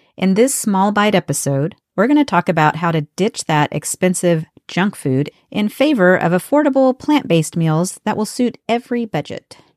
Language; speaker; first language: English; native; English